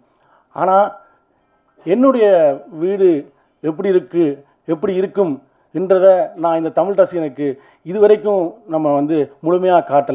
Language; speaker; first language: Tamil; native; Tamil